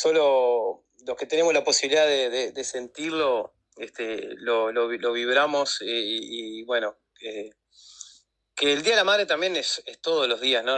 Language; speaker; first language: Spanish; native; Spanish